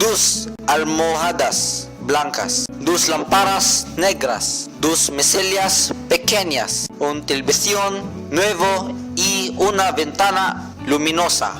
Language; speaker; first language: Spanish; non-native, learner; Cebuano